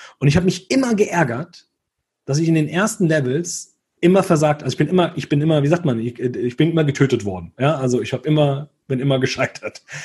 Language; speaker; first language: German; early bilingual, other home language; Italian